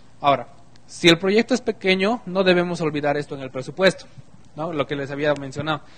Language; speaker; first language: Spanish; native; Spanish